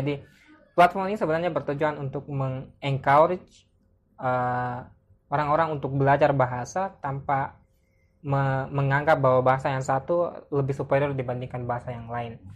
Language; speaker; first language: Indonesian; non-native, local second language; Buginese